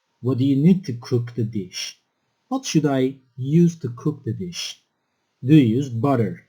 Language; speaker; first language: English; non-native, local second language; Turkish